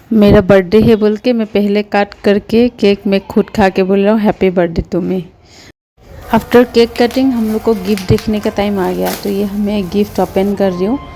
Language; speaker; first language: Hindi; non-native, local second language; Assamese